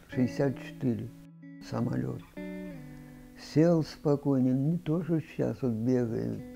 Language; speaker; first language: Russian; native; Russian